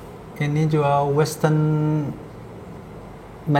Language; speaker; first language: Indonesian; non-native, learner; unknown